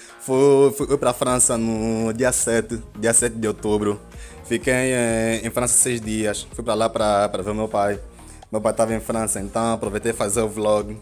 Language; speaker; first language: Portuguese; native; Portuguese